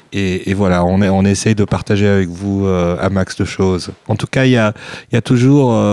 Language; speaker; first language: French; non-native, local second language; Arabic